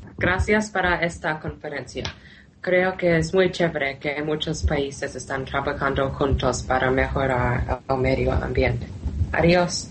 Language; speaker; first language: Spanish; non-native, learner; Thai